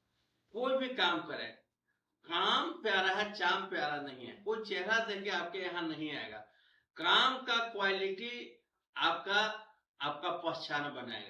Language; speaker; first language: Hindi; native; Hindi